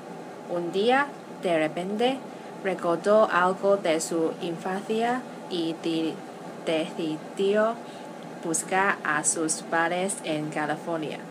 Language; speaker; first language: Spanish; non-native, learner; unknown